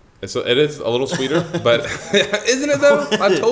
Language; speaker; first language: English; native; English